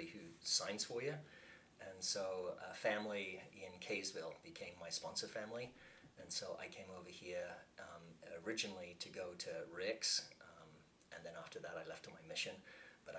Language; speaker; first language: English; native; English